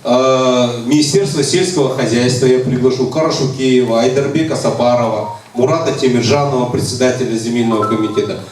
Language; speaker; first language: Russian; non-native, local second language; Kazakh